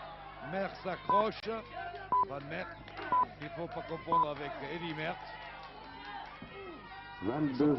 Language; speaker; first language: French; native; French